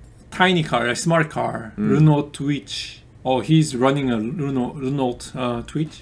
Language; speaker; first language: English; non-native, fluent; Korean